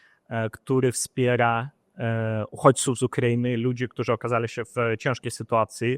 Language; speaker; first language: Polish; non-native, fluent; Ukrainian